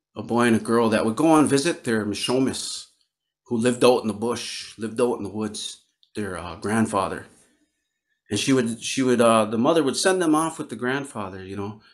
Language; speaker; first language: English; native; English